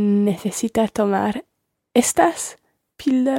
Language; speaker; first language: Spanish; non-native, learner; English